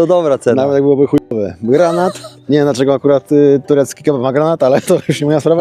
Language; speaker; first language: Polish; native; Polish